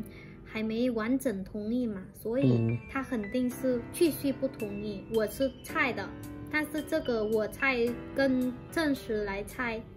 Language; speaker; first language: Chinese; non-native, fluent; Vietnamese